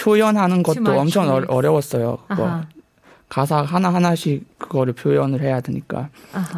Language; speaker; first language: Korean; non-native, fluent; Burmese